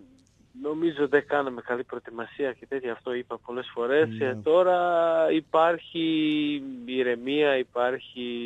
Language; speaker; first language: Greek; non-native, fluent; Serbian